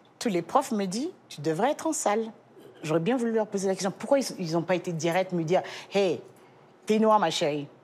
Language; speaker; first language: French; early bilingual, other home language; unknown